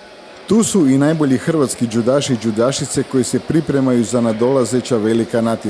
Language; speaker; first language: Croatian; native; Croatian